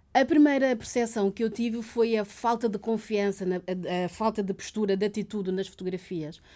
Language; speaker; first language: Portuguese; early bilingual, other home language; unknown